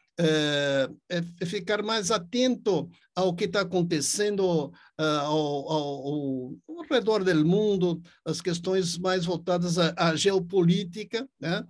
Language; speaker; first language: Portuguese; native; Portuguese